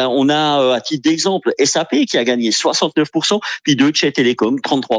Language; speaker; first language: French; native; French